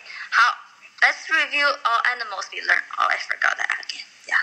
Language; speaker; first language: English; non-native, fluent; Chinese